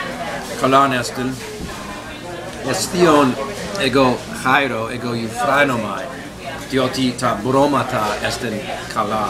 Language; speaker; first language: Greek; non-native, learner; English